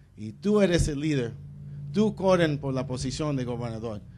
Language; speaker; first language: Spanish; early bilingual, other home language; English